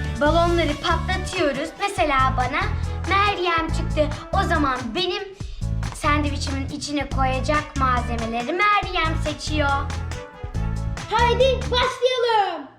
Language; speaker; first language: Turkish; early bilingual, heritage; Turkish